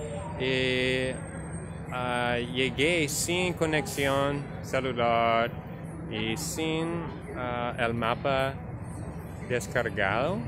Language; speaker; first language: Spanish; non-native, learner; English